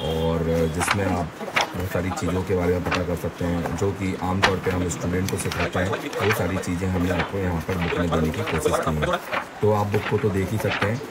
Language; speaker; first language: Hindi; native; Hindi